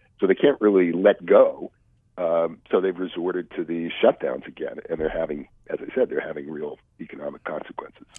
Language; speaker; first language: English; native; English